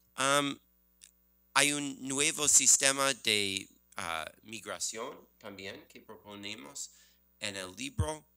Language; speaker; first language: Spanish; non-native, learner; English